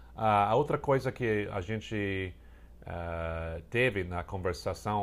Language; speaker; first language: Portuguese; non-native, fluent; English